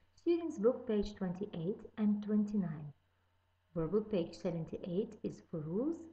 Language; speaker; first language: English; non-native, fluent; Lithuanian